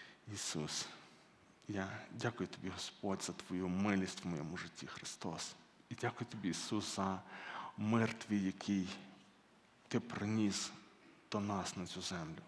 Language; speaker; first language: Ukrainian; native; Ukrainian